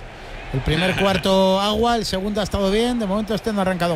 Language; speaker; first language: Spanish; native; Spanish